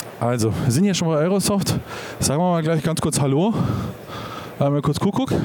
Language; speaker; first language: German; native; German